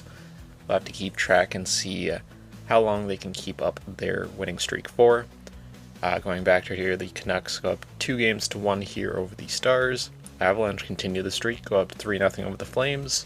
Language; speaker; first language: English; native; English